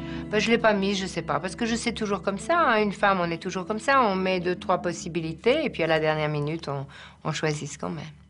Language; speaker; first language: French; native; French